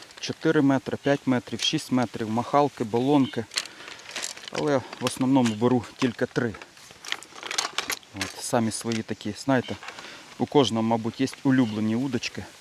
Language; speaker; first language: Ukrainian; native; Ukrainian